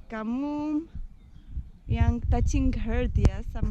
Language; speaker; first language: Indonesian; non-native, learner; Czech